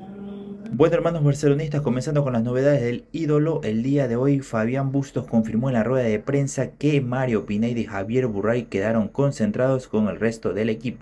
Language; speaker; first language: Spanish; native; Spanish